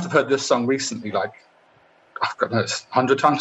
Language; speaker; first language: English; native; English